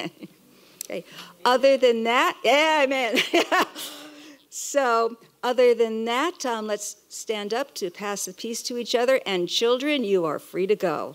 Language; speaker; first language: English; native; English